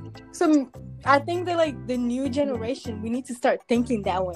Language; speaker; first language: English; early bilingual, other home language; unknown